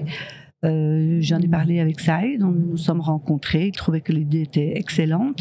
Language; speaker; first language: French; early bilingual, other home language; Riffian